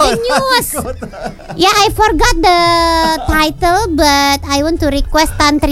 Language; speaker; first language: English; non-native, learner; Indonesian